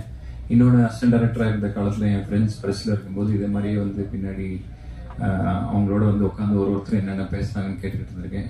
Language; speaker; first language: Tamil; native; Tamil